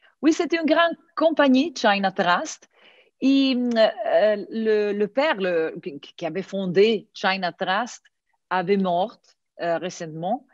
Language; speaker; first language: French; non-native, fluent; Italian